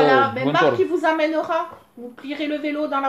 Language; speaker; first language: French; native; French